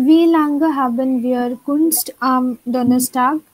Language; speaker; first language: German; non-native, learner; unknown